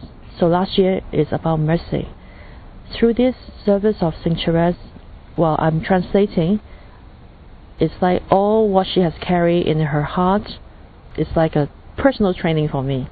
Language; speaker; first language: English; non-native, local second language; Cantonese